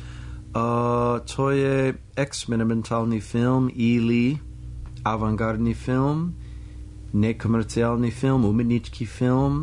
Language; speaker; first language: Serbian; non-native, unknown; English